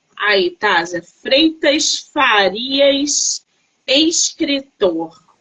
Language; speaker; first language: Portuguese; native; Portuguese